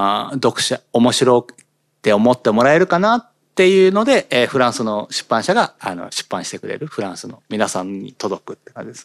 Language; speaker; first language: Japanese; native; Japanese